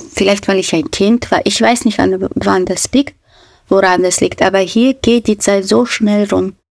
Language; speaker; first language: German; non-native, fluent; Russian